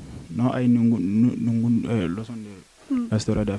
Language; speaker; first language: Spanish; non-native, learner; Wolof